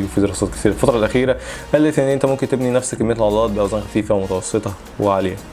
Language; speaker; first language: Arabic; native; Arabic